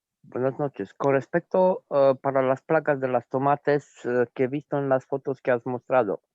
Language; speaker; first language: Spanish; non-native, fluent; Romanian